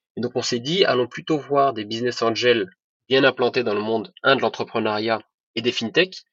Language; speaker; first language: French; non-native, local second language; Arabic